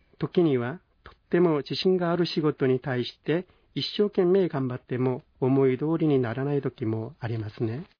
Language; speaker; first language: Japanese; non-native, fluent; Korean